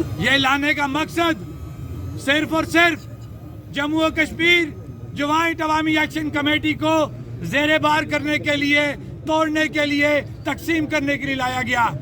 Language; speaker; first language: Urdu; non-native, local second language; Punjabi